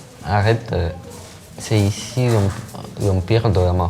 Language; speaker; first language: French; non-native, learner; Spanish